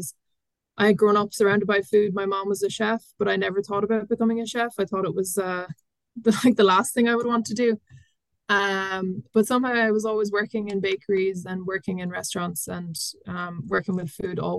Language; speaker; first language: English; native; English